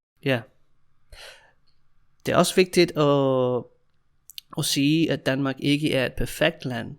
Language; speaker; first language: Danish; non-native, fluent; English